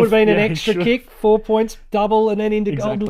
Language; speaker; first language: English; native; English